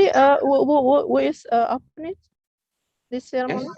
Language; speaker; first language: English; non-native, learner; Indonesian